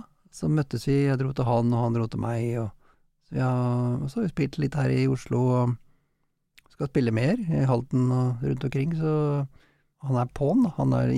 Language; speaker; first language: Norwegian; native; Norwegian